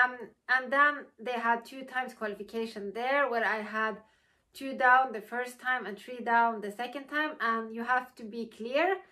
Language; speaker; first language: English; non-native, fluent; Norwegian